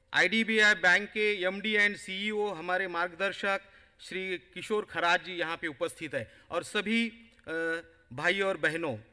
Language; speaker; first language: Hindi; non-native, local second language; Marathi